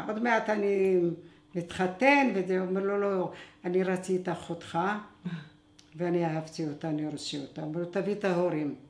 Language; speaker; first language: Hebrew; non-native, fluent; Arabic